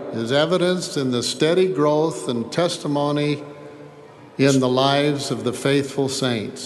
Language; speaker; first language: English; native; English